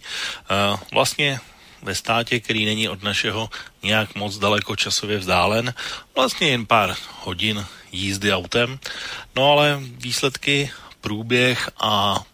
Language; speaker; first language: Czech; native; Czech